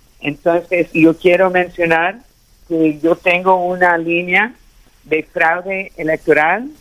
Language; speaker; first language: Spanish; early bilingual, heritage; Spanish